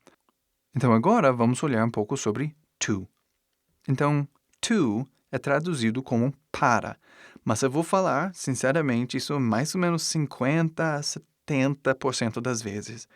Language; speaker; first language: Portuguese; non-native, fluent; English